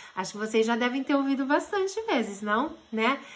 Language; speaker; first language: Portuguese; early bilingual, heritage; Japanese